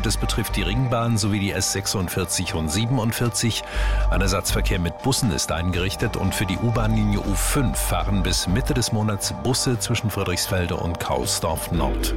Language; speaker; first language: German; native; German